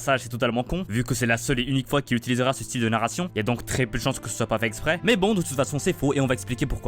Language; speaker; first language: French; native; French